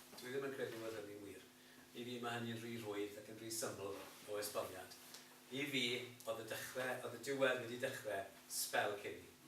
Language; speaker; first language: Welsh; native; Welsh